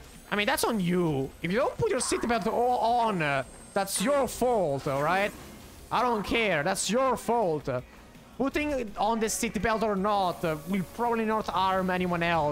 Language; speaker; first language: English; non-native, fluent; Italian